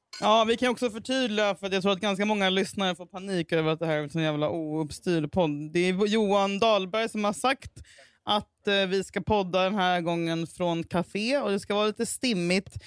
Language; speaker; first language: Swedish; native; Swedish